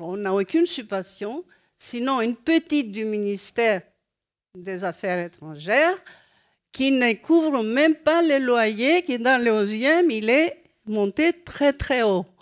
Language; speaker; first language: French; non-native, fluent; Greek